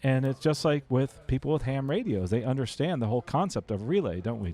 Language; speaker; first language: English; native; English